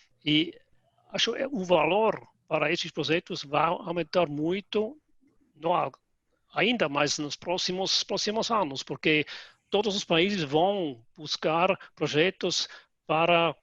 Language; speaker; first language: Portuguese; non-native, fluent; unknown